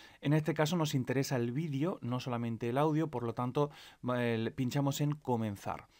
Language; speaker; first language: Spanish; native; Spanish